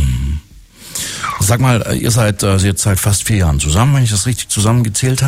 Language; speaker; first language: German; native; German